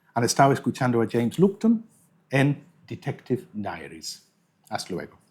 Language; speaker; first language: Spanish; non-native, fluent; English